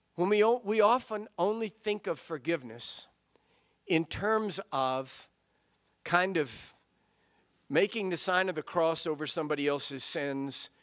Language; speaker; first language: English; native; English